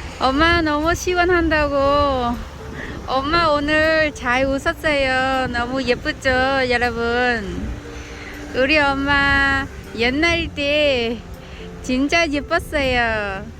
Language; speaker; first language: Korean; non-native, learner; Vietnamese